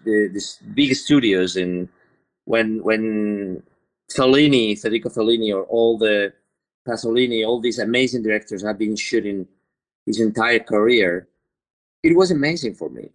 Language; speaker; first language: English; non-native, learner; Spanish